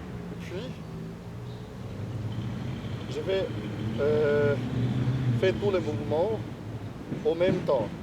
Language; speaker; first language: French; non-native, learner; Chinese